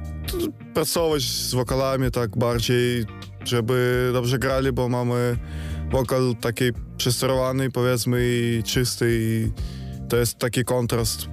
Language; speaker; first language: Polish; non-native, fluent; Ukrainian